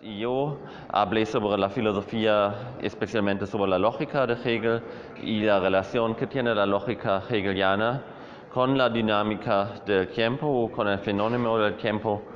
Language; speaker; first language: Spanish; non-native, fluent; German